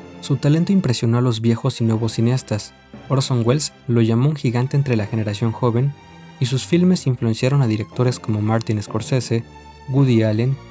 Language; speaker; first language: Spanish; native; Spanish